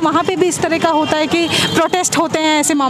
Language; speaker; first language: Hindi; native; Hindi